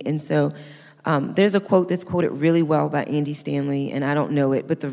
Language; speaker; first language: English; native; English